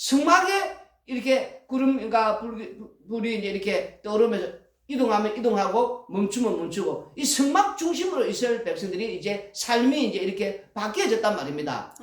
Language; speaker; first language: Korean; native; Korean